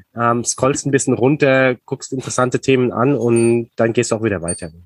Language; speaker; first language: German; native; German